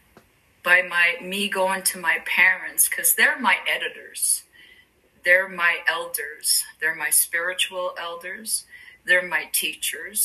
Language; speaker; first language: English; native; English